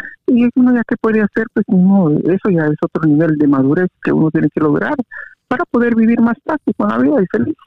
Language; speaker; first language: Spanish; native; Spanish